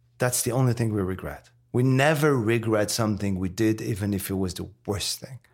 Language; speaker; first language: English; non-native, fluent; French